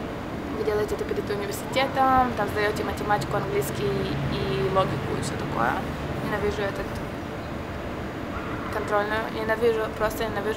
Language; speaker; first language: Russian; early bilingual, heritage; Russian